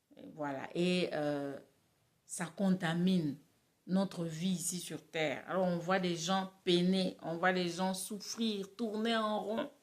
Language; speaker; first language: French; non-native, local second language; Lingala